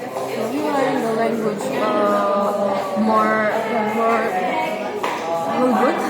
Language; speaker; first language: English; non-native, learner; Indonesian